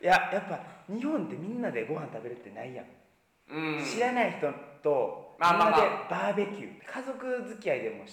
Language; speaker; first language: Japanese; native; Japanese